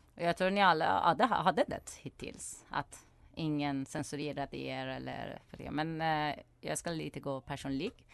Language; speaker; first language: Swedish; non-native, fluent; Persian